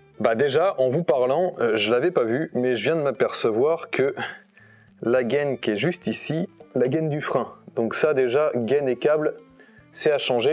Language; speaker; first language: French; native; French